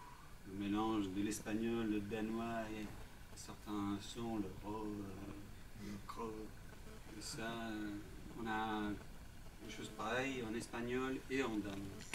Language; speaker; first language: French; non-native, fluent; English